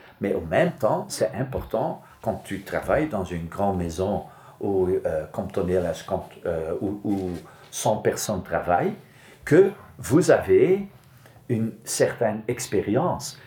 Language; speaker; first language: French; non-native, local second language; Dutch